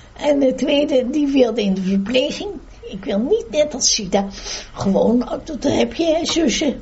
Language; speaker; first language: Dutch; native; Dutch